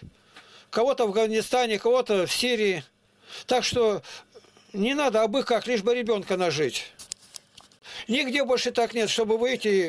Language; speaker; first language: Russian; native; Russian